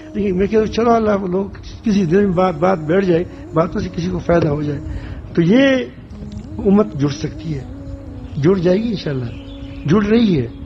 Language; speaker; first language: Urdu; non-native, local second language; Pashto